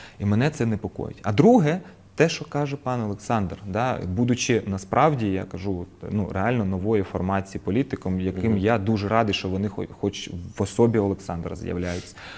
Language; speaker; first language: Ukrainian; non-native, local second language; Russian